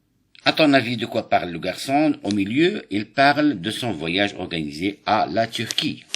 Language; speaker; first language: French; non-native, local second language; Arabic